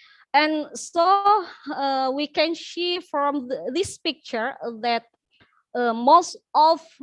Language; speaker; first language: English; non-native, learner; Indonesian